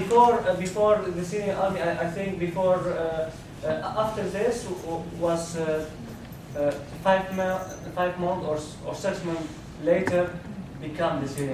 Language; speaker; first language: English; non-native, learner; Arabic